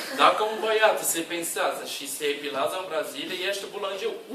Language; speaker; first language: Romanian; non-native, learner; Portuguese